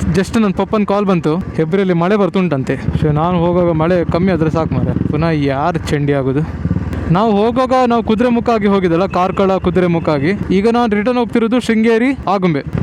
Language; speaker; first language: Kannada; non-native, local second language; Tulu